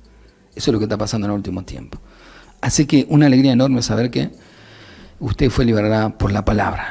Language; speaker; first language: Spanish; native; Spanish